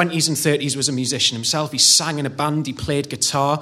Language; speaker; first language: English; native; English